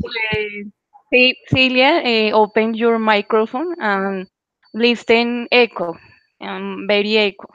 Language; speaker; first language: English; non-native, learner; Spanish